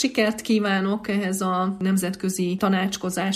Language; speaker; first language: Hungarian; native; Hungarian